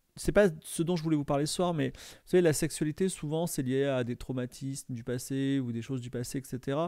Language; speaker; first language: French; native; French